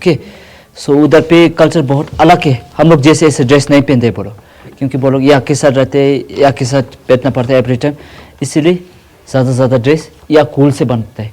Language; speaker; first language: Hindi; non-native, fluent; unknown